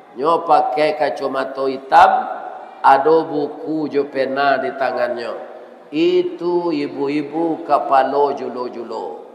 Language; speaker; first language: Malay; non-native, local second language; Minangkabau